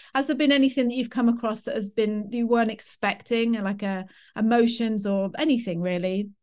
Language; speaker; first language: English; native; English